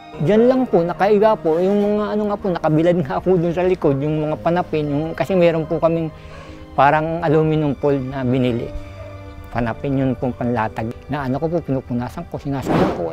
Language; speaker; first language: Filipino; native; Filipino